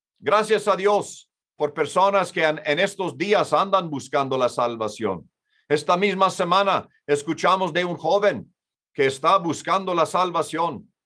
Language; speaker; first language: Spanish; non-native, fluent; English